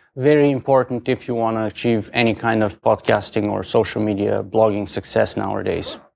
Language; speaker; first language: English; non-native, fluent; Bulgarian